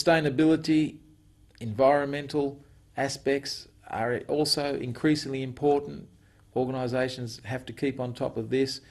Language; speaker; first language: English; native; English